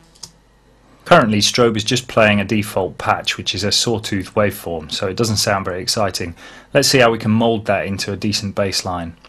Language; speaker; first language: English; native; English